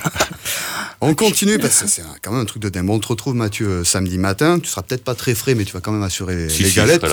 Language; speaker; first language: French; native; French